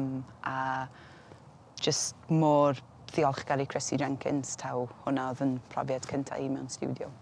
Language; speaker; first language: Welsh; native; Welsh